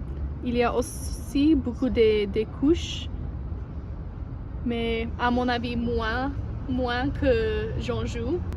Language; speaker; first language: French; non-native, learner; English